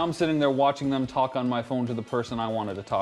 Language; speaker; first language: English; native; English